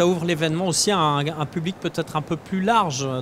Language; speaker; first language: French; native; French